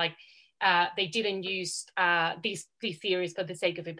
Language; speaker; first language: English; non-native, fluent; Catalan